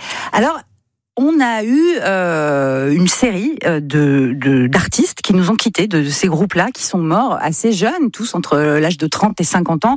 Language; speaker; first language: French; native; French